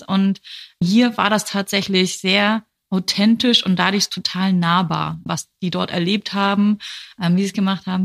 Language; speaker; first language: German; native; German